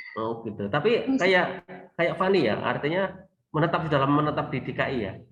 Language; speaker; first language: Indonesian; native; Indonesian